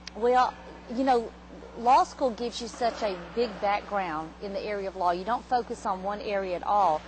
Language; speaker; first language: English; native; English